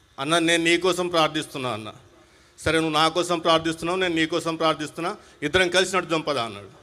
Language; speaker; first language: Telugu; non-native, local second language; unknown